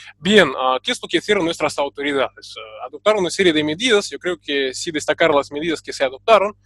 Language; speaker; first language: Spanish; non-native, fluent; Russian